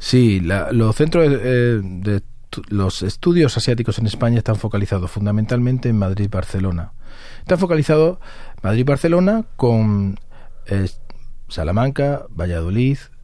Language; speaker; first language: Spanish; native; Spanish